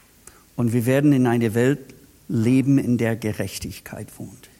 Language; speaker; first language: German; non-native, fluent; English